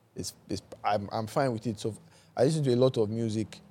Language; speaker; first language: English; non-native, local second language; Yoruba